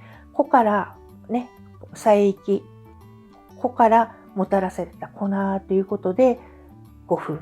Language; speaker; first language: Japanese; native; Japanese